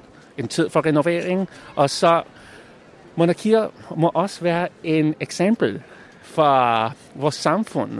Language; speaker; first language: Danish; non-native, local second language; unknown